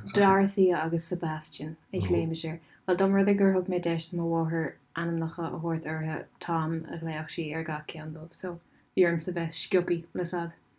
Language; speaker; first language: Irish; non-native, local second language; English